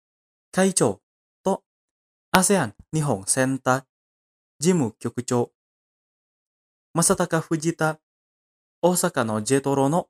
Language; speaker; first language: Japanese; non-native, fluent; Indonesian